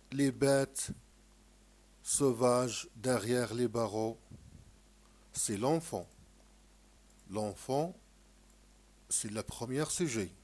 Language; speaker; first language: French; non-native, local second language; Arabic